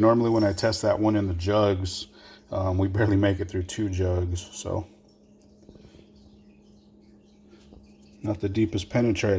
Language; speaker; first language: English; native; English